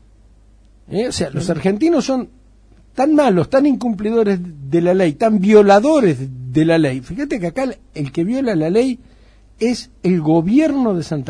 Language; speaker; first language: Spanish; native; Spanish